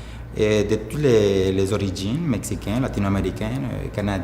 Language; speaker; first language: French; non-native, fluent; Spanish